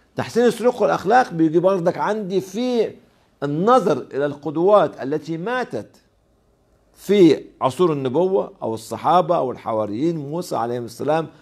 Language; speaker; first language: Arabic; native; Arabic